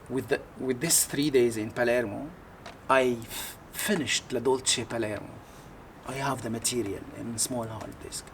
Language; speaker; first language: English; non-native, learner; Arabic